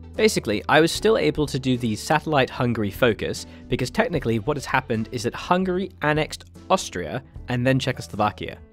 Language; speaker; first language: English; native; English